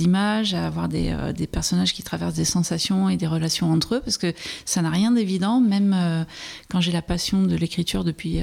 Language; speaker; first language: French; native; French